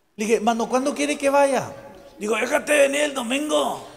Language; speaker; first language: Spanish; native; Spanish